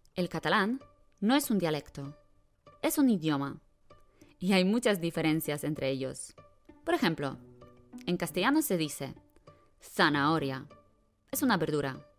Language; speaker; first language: Spanish; non-native, fluent; Polish